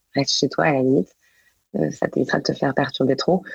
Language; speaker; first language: French; native; French